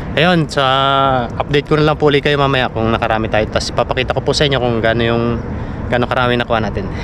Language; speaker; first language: Filipino; native; Filipino